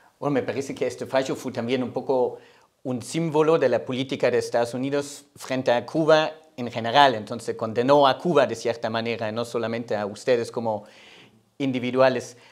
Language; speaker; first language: Spanish; non-native, fluent; German